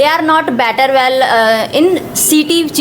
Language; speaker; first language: English; non-native, local second language; Hindi